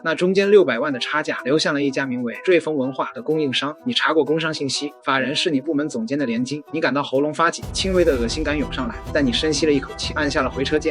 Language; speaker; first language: Chinese; native; Chinese